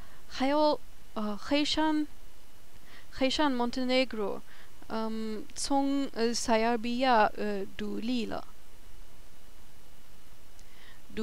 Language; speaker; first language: Chinese; non-native, learner; German